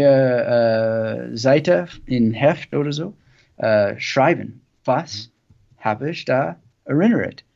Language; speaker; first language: German; non-native, learner; English